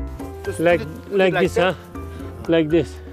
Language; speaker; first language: English; non-native, learner; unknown